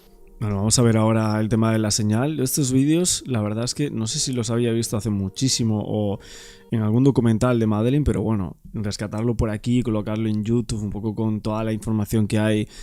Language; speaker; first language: Spanish; native; Spanish